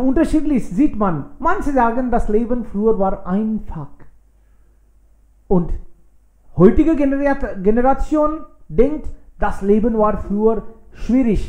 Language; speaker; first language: German; non-native, fluent; Hindi